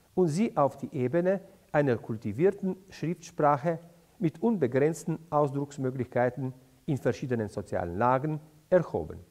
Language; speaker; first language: German; non-native, fluent; Slovenian